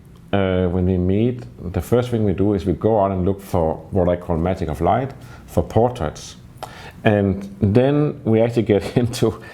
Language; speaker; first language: English; non-native, fluent; Danish